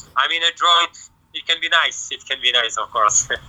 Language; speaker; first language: English; non-native, learner; French